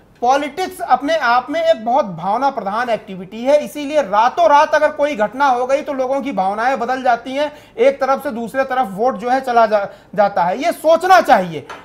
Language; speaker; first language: Hindi; native; Hindi